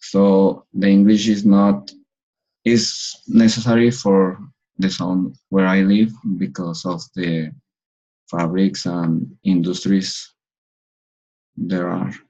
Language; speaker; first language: English; non-native, learner; Spanish